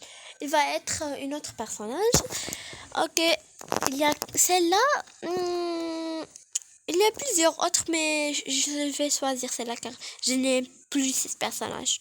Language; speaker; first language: French; non-native, learner; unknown